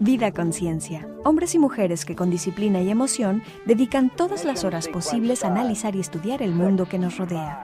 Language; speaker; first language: Spanish; native; Spanish